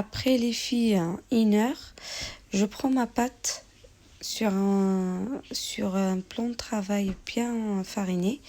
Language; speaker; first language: French; non-native, local second language; Arabic